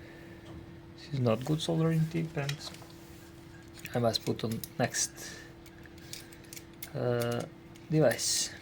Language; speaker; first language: English; non-native, learner; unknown